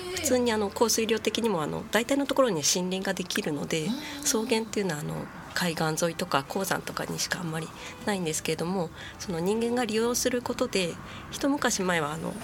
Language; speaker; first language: Japanese; native; Japanese